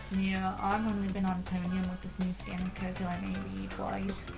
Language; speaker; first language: English; native; English